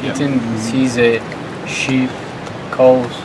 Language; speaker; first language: English; non-native, learner; Tajik